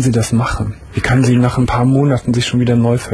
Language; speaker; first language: German; native; German